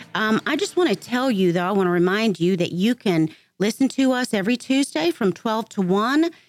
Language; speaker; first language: English; native; English